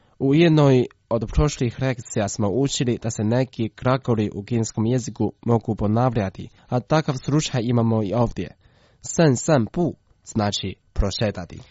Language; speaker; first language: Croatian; non-native, fluent; Chinese